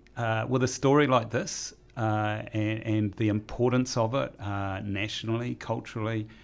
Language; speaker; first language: English; native; English